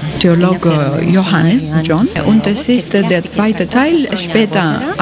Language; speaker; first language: German; non-native, learner; Greek